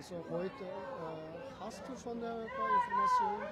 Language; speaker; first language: German; non-native, learner; Uyghur